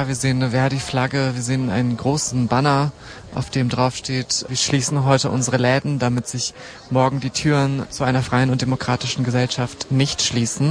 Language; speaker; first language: German; native; German